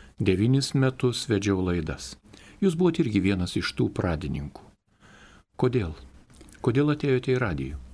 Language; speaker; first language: Lithuanian; native; Lithuanian